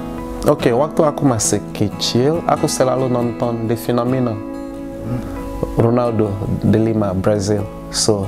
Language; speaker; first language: Indonesian; non-native, fluent; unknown